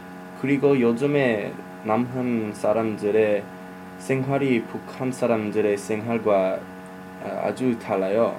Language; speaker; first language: Korean; non-native, learner; English